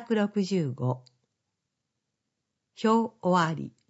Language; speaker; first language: Japanese; native; Japanese